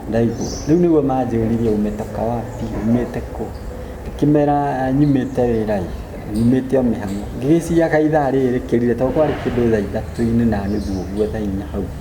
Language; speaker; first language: Kikuyu; native; Kikuyu